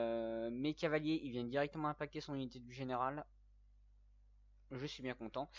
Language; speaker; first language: French; native; French